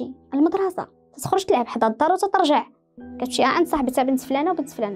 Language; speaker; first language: Arabic; native; Arabic